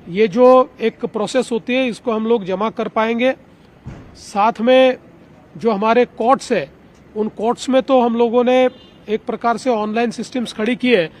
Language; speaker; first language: Hindi; non-native, local second language; Marathi